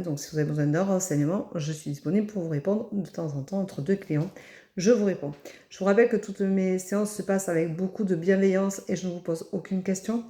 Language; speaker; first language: French; native; French